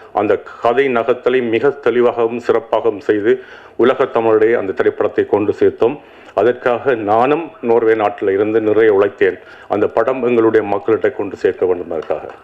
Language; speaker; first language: Tamil; native; Tamil